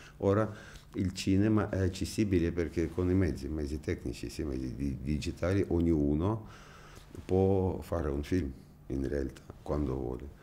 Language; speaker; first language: Italian; non-native, fluent; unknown